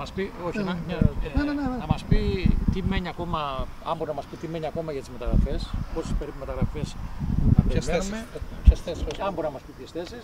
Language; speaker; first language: Greek; native; Greek